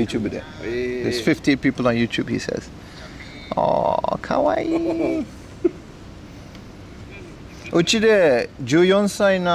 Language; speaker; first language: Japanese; non-native, learner; English